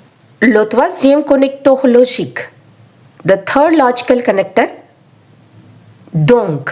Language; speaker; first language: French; non-native, fluent; Telugu